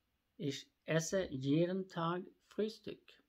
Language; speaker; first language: German; non-native, fluent; Swedish